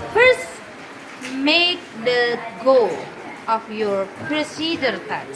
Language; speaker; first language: English; non-native, learner; Indonesian